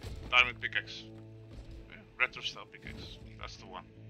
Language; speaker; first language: English; non-native, fluent; Dutch